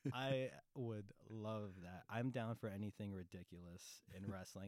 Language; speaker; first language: English; native; English